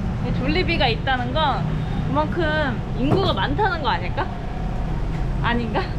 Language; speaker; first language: Korean; native; Korean